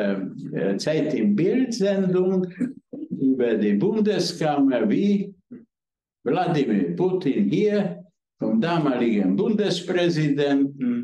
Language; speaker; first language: German; non-native, fluent; Hungarian